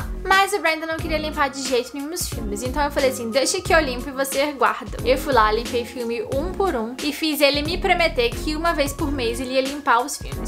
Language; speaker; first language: Portuguese; native; Portuguese